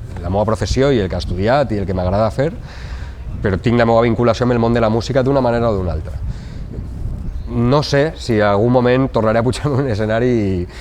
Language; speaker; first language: Catalan; native; Catalan